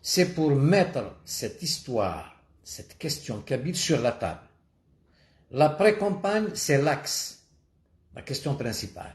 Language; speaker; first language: French; non-native, local second language; Kabyle